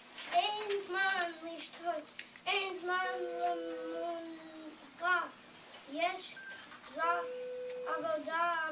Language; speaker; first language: Hebrew; non-native, learner; English